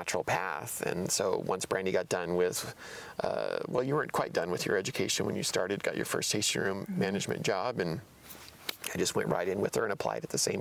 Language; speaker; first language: English; native; English